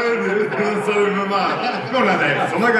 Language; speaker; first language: Italian; native; Italian